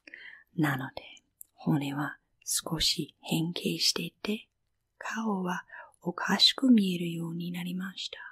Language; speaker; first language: Japanese; non-native, fluent; English